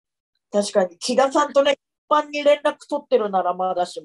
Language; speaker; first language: Japanese; native; Japanese